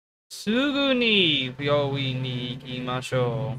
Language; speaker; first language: Japanese; non-native, learner; English